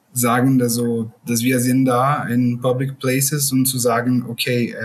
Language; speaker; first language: German; non-native, fluent; Portuguese